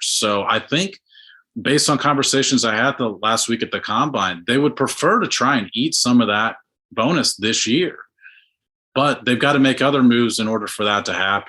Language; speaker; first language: English; native; English